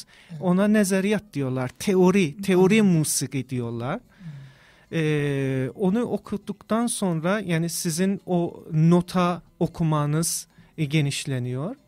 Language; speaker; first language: Turkish; non-native, fluent; Persian